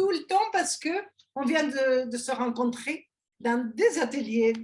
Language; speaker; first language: French; non-native, fluent; Spanish